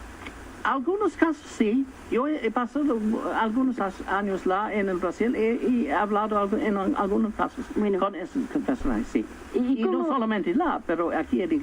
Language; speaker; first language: Spanish; non-native, fluent; English